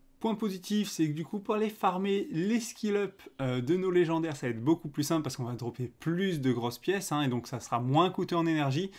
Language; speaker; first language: French; native; French